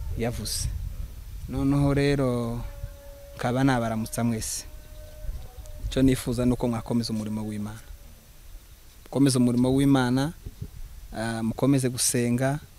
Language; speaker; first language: Kinyarwanda; native; Kinyarwanda